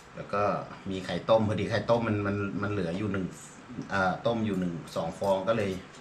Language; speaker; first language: Thai; native; Thai